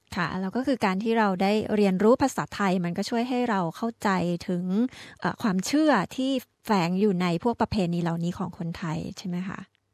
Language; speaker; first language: Thai; native; Thai